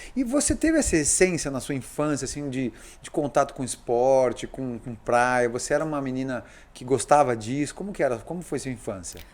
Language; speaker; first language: Portuguese; native; Portuguese